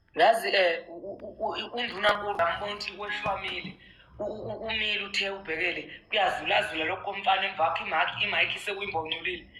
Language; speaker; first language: Zulu; native; Zulu